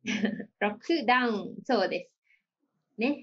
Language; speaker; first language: Japanese; non-native, fluent; Malay